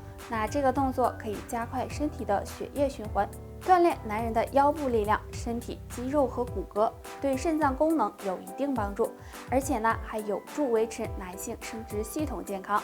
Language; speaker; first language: Chinese; native; Chinese